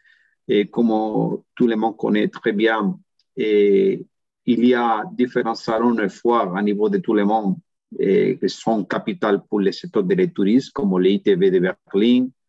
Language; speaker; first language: French; non-native, learner; Spanish